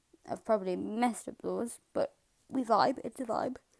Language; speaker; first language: English; native; English